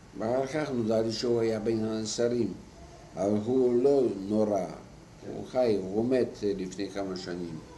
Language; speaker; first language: Hebrew; non-native, fluent; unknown